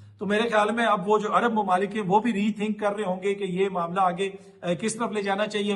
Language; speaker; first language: Urdu; native; Urdu